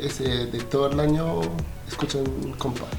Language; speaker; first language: Spanish; non-native, learner; Haitian Creole